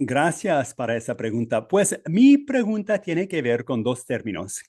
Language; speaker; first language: Spanish; non-native, fluent; English